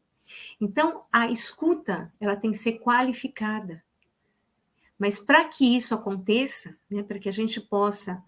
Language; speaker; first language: Portuguese; native; Portuguese